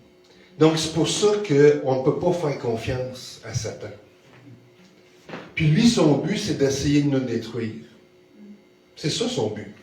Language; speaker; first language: French; native; French